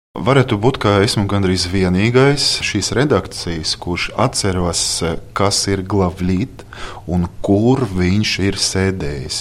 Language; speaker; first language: Latvian; non-native, local second language; Russian